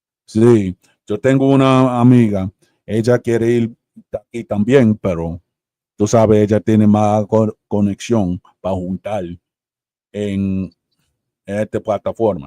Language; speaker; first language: Spanish; early bilingual, heritage; Spanish